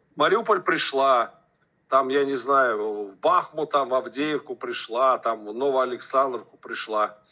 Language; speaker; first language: Russian; native; Russian